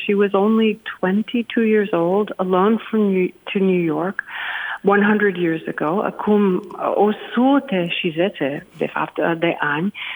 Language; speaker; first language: English; native; English